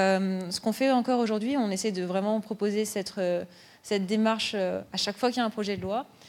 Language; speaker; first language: French; native; French